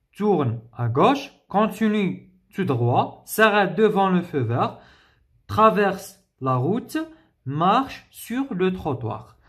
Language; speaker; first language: French; non-native, local second language; Arabic